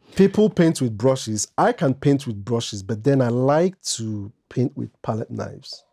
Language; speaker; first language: English; non-native, local second language; Igbo